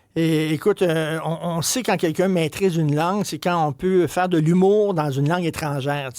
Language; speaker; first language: French; native; French